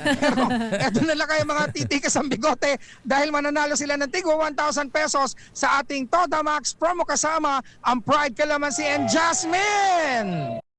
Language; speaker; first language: Filipino; native; Filipino